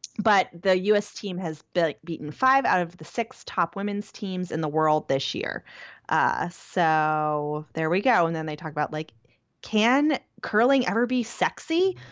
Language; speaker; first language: English; native; English